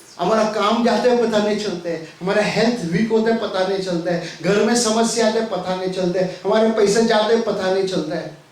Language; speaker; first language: Hindi; non-native, local second language; Tamil